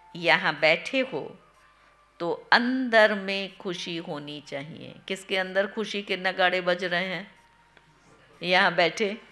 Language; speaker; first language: Hindi; non-native, local second language; Gujarati